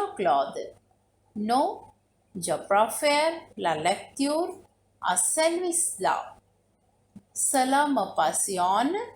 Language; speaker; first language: French; non-native, fluent; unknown